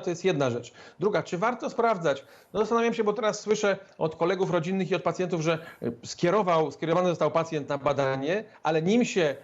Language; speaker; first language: Polish; native; Polish